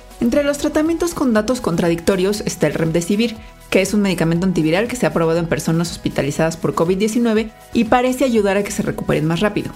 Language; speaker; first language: Spanish; native; Spanish